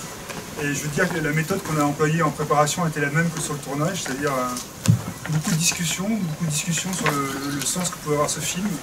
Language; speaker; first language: French; native; French